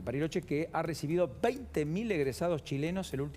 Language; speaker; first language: Spanish; native; Spanish